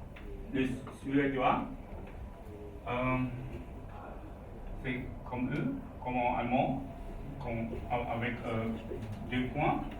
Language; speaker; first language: French; non-native, fluent; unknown